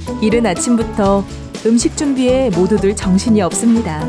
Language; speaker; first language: Korean; native; Korean